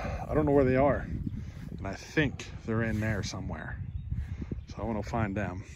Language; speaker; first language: English; native; English